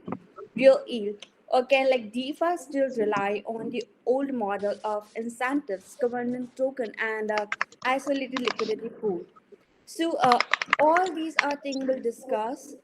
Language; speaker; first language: English; non-native, fluent; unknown